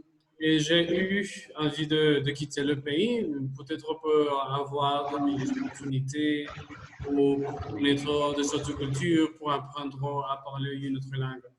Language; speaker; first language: French; non-native, learner; Spanish